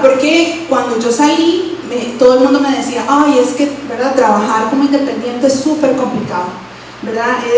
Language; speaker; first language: Spanish; native; Spanish